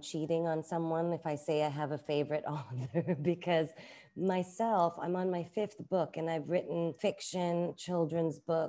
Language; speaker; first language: English; native; English